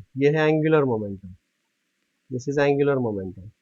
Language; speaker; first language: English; non-native, local second language; Hindi